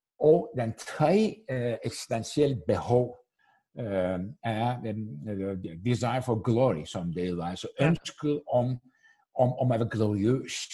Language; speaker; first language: Danish; non-native, fluent; Turkish